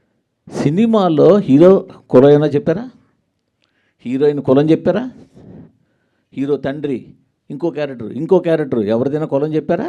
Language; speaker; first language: Telugu; native; Telugu